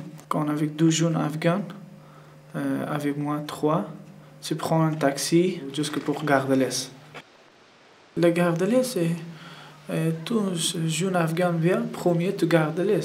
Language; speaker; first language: French; non-native, learner; Persian